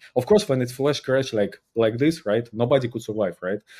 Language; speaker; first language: English; non-native, fluent; Uzbek